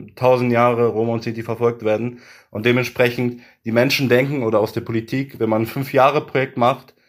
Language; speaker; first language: German; early bilingual, other home language; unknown